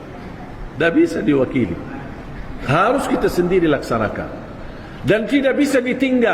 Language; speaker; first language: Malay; non-native, fluent; Arabic